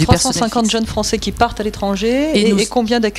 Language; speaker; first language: French; native; French